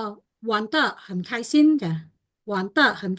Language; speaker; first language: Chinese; non-native, fluent; Khmer